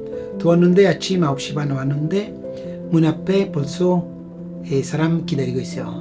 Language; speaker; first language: Korean; non-native, fluent; Italian